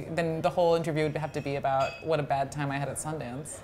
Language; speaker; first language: English; native; English